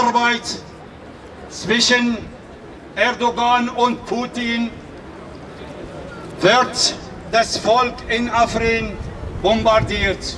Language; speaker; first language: German; non-native, fluent; Kurdish